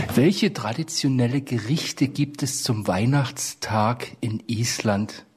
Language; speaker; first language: German; native; German